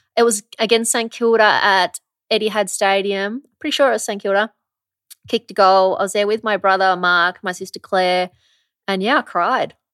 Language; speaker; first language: English; native; English